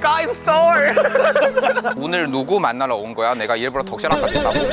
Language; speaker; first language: Korean; non-native, fluent; Chinese